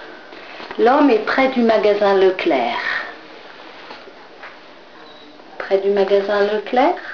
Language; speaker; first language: French; non-native, fluent; English